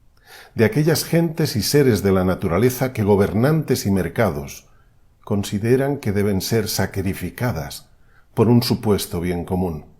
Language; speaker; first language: Spanish; native; Spanish